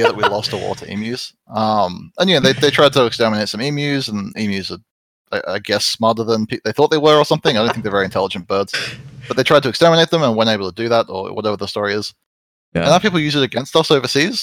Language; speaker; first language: English; native; English